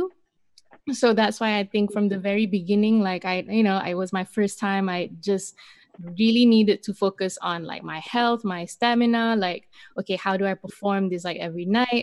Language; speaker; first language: English; non-native, local second language; Malay